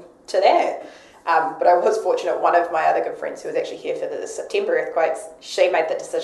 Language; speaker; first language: English; native; English